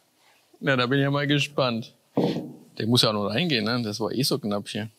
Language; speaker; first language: German; native; German